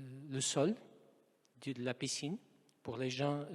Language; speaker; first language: French; non-native, fluent; Portuguese